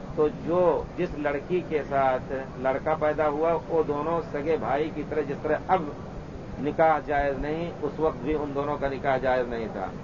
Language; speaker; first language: Urdu; native; Urdu